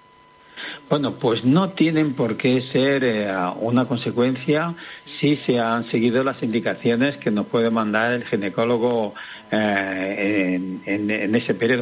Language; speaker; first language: Spanish; native; Spanish